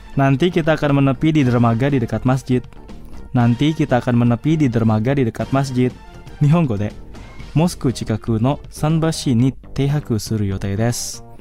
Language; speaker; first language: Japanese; non-native, fluent; Indonesian